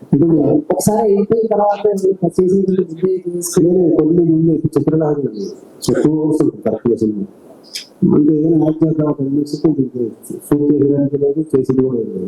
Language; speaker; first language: Telugu; native; Telugu